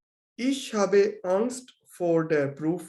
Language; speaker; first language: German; non-native, learner; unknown